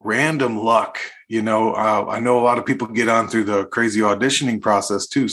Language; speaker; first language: English; native; English